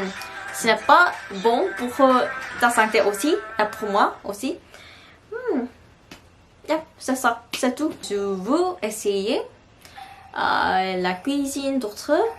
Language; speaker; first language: French; non-native, learner; Korean